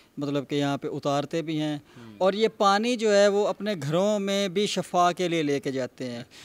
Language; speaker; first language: Urdu; non-native, local second language; Punjabi